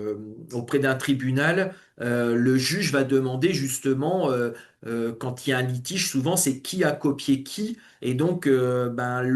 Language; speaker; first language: French; native; French